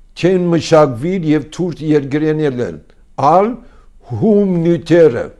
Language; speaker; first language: Armenian; early bilingual, heritage; Armenian